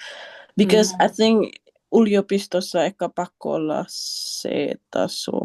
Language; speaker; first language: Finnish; non-native, learner; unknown